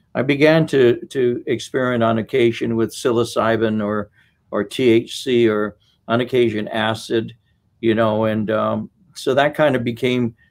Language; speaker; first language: English; native; English